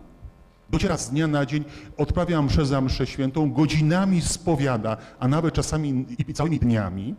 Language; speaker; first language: Polish; native; Polish